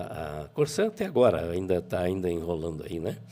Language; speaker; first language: Portuguese; native; Portuguese